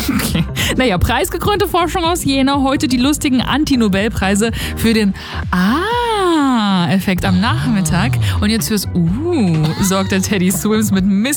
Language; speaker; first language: German; native; German